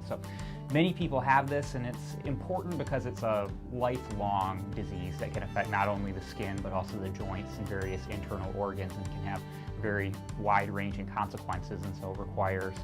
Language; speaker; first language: English; native; English